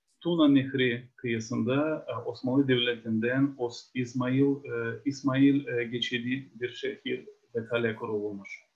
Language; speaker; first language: Turkish; non-native, fluent; Ukrainian